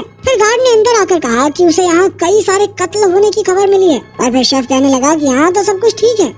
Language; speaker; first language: Hindi; native; Hindi